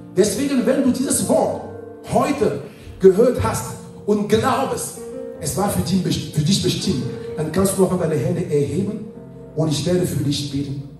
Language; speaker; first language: German; non-native, fluent; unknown